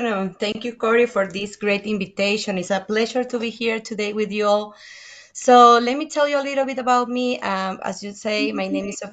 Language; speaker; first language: English; non-native, fluent; Spanish